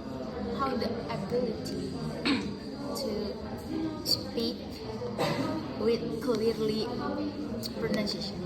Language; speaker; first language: English; non-native, learner; Indonesian